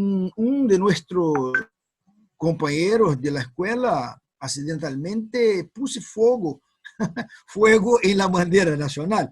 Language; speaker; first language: Spanish; non-native, fluent; Portuguese